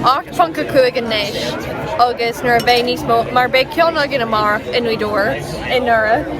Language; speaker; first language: Irish; non-native, local second language; English